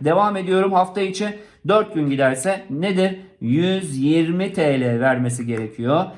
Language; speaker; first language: Turkish; native; Turkish